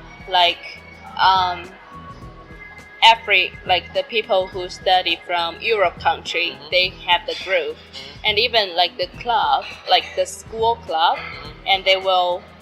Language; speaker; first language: English; non-native, learner; Chinese